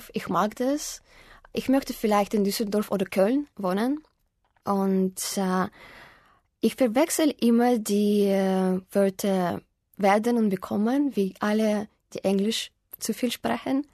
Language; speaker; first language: German; non-native, fluent; Russian